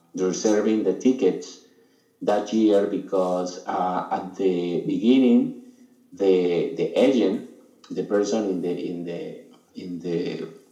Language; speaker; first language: English; non-native, fluent; Spanish